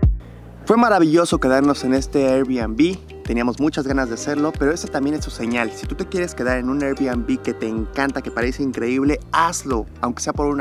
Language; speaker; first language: Spanish; native; Spanish